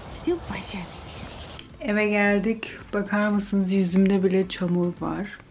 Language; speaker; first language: Turkish; early bilingual, heritage; Turkish